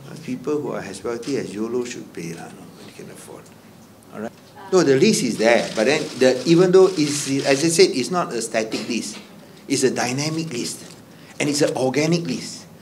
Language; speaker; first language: English; non-native, local second language; Min Nan Chinese